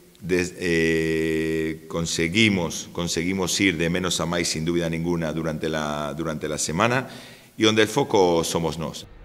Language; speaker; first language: Spanish; native; Spanish